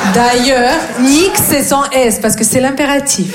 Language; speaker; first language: French; non-native, fluent; Russian